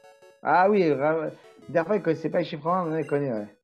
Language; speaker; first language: French; native; French